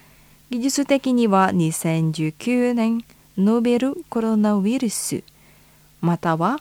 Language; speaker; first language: Japanese; non-native, fluent; Indonesian